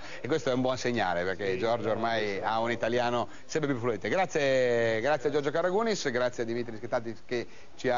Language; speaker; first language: Italian; native; Italian